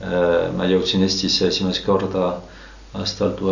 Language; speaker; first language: Estonian; non-native, fluent; French